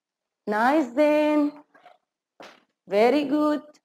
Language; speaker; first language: English; non-native, fluent; Arabic